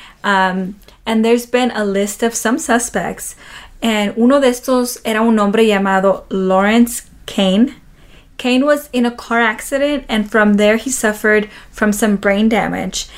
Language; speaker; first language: English; early bilingual, other home language; Spanish